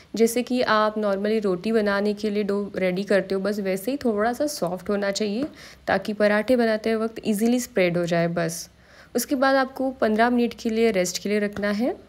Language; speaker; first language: Hindi; non-native, local second language; Marathi